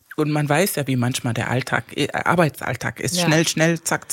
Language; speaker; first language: German; non-native, fluent; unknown